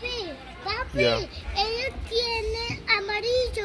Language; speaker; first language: Spanish; early bilingual, heritage; Spanish